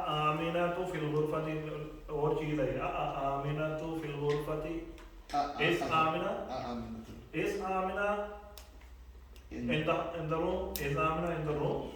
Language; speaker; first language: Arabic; non-native, fluent; Urdu